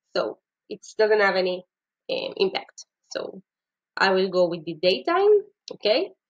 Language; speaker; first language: English; non-native, fluent; Hebrew